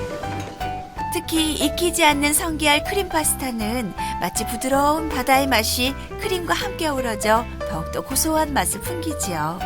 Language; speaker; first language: Korean; native; Korean